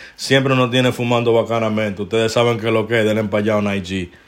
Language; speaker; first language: Spanish; early bilingual, heritage; Spanish